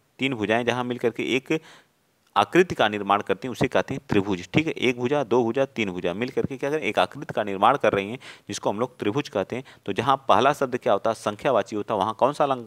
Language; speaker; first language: Hindi; native; Hindi